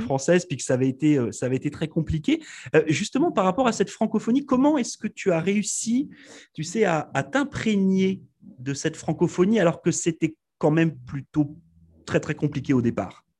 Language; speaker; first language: French; native; French